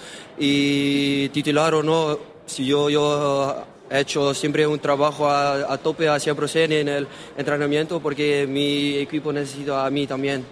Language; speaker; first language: Spanish; non-native, learner; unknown